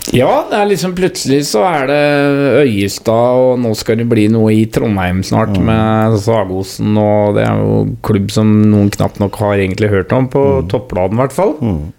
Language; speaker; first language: Norwegian; native; Norwegian